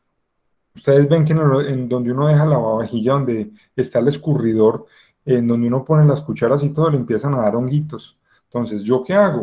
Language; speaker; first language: Spanish; native; Spanish